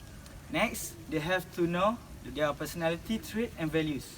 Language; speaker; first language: English; non-native, learner; Malay